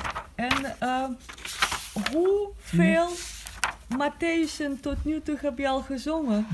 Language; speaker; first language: Dutch; non-native, learner; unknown